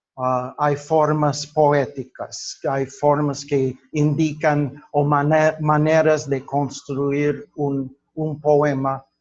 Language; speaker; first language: Spanish; non-native, fluent; English